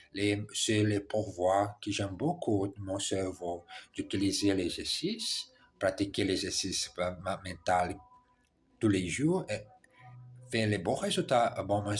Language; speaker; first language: French; non-native, learner; Portuguese